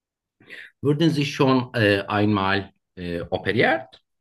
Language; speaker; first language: German; non-native, learner; Turkish